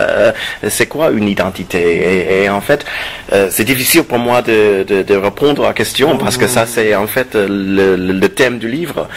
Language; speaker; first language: French; non-native, fluent; English